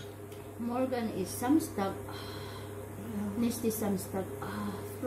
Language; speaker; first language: German; non-native, learner; Filipino